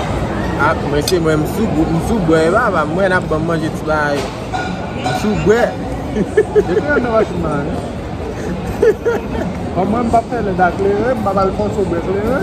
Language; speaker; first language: French; non-native, learner; Haitian Creole